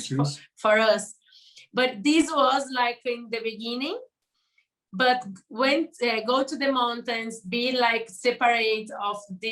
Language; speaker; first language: English; non-native, learner; Portuguese